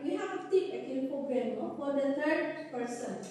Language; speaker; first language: English; non-native, fluent; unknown